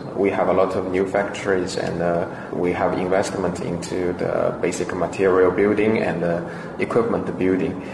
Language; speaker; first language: English; non-native, fluent; Chinese